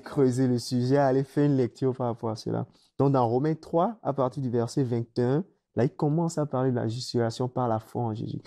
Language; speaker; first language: French; native; French